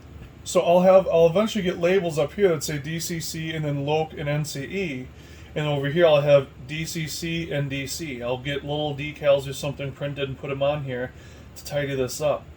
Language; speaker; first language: English; native; English